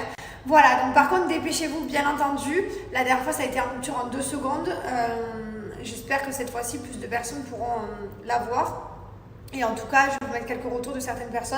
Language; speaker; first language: French; native; French